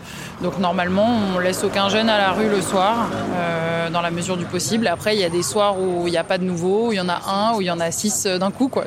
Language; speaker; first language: French; native; French